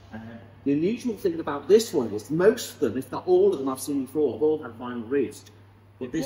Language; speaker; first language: English; native; English